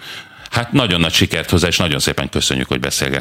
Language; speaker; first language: Hungarian; native; Hungarian